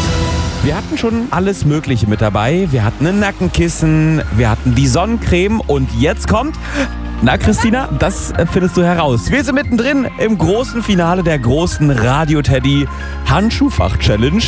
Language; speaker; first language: German; native; German